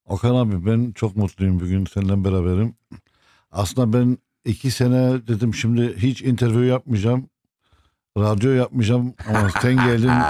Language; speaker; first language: Turkish; early bilingual, heritage; Turkish